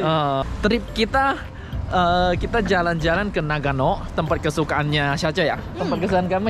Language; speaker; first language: Indonesian; native; Indonesian